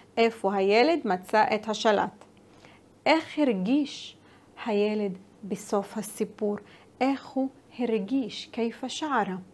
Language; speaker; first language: Hebrew; non-native, local second language; Arabic